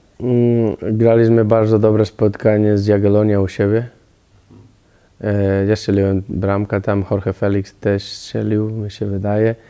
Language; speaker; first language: Polish; non-native, learner; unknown